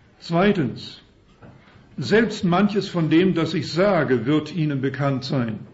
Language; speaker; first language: German; early bilingual, heritage; German